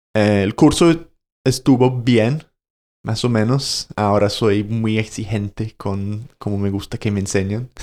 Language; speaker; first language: Spanish; non-native, fluent; English